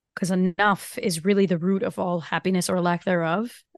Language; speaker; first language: English; non-native, fluent; Portuguese